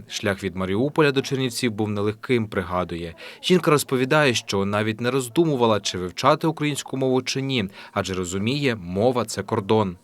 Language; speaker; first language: Ukrainian; native; Ukrainian